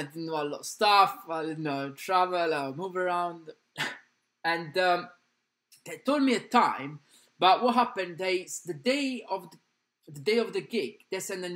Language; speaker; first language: English; non-native, fluent; Italian